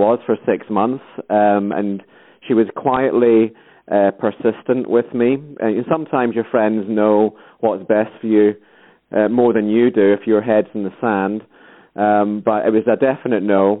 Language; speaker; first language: English; native; English